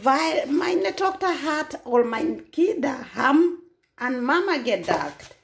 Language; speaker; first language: German; non-native, fluent; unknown